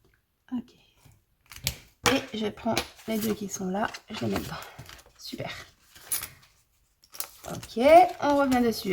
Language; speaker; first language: French; native; French